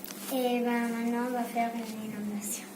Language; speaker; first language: French; non-native, local second language; Spanish